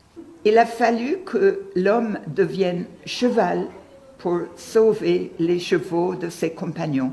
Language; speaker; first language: French; non-native, fluent; English